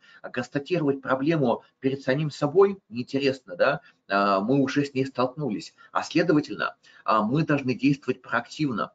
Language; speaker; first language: Russian; native; Russian